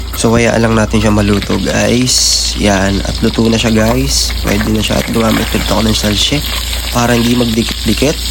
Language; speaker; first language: Filipino; native; Filipino